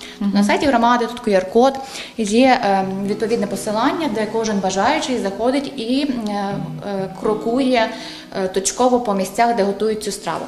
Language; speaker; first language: Ukrainian; native; Ukrainian